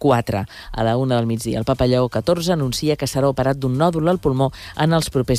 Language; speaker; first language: Catalan; native; Catalan